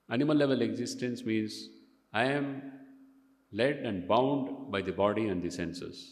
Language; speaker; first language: English; non-native, local second language; Kannada